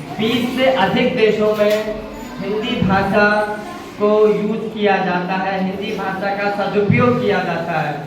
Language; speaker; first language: Hindi; native; Hindi